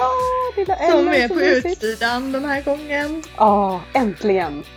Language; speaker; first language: Swedish; native; Swedish